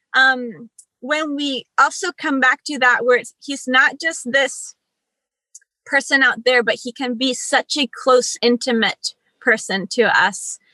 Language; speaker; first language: English; early bilingual, other home language; Spanish